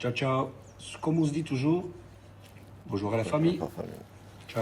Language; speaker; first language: French; native; French